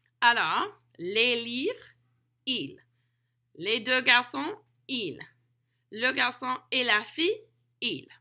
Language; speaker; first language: French; non-native, fluent; English